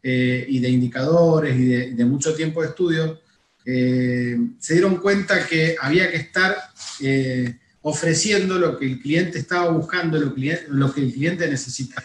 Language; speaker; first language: Spanish; native; Spanish